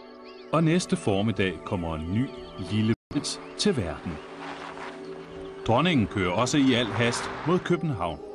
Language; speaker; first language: Danish; native; Danish